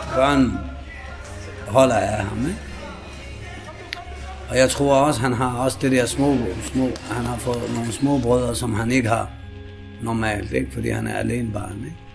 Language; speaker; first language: Danish; non-native, fluent; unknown